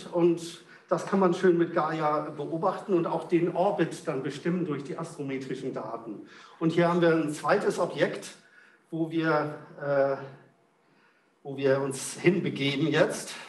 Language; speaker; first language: German; native; German